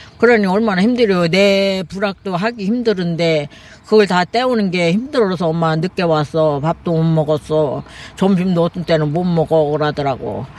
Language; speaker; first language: Korean; native; Korean